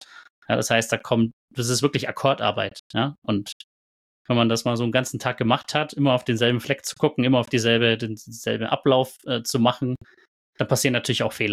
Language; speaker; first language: German; native; German